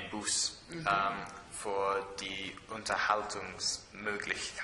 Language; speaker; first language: German; non-native, learner; English